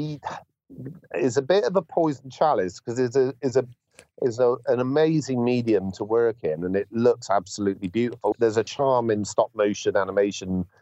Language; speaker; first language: English; native; English